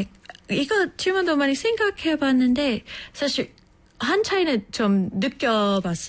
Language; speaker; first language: Korean; non-native, fluent; English